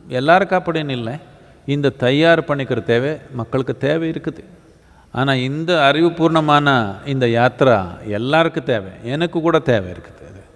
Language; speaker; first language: Tamil; native; Tamil